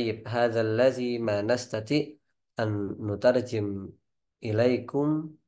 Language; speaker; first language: Arabic; non-native, fluent; Indonesian